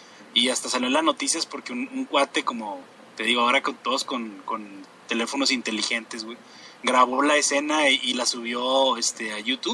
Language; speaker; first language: Spanish; native; Spanish